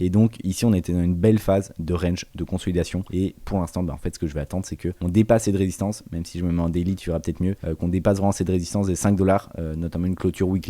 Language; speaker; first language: French; native; French